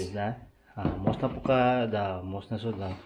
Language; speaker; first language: Russian; non-native, learner; Filipino